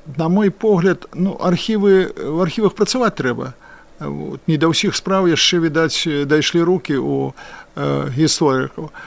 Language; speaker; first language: Belarusian; non-native, local second language; Russian